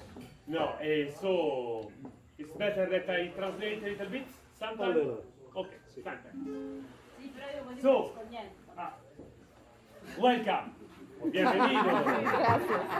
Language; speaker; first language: English; non-native, fluent; Italian